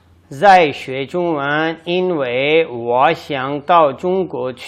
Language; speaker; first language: Chinese; non-native, learner; Urdu